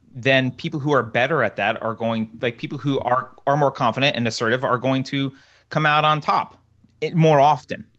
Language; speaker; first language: English; native; English